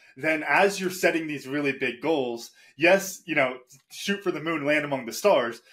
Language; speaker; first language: English; native; English